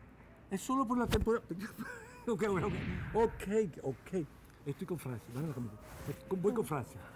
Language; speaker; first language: Spanish; native; Spanish